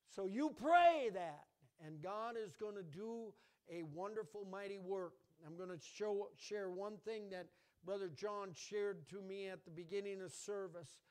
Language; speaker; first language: English; native; English